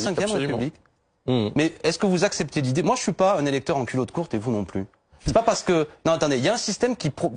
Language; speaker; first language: French; native; French